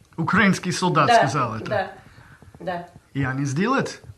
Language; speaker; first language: Russian; non-native, learner; English